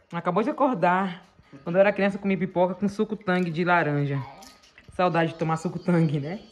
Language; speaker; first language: Portuguese; native; Portuguese